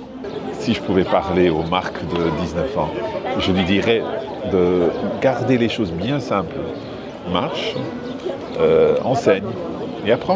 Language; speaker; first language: French; non-native, fluent; English